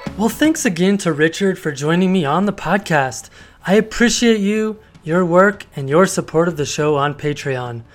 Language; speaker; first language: English; native; English